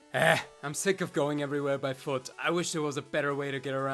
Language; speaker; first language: English; native; English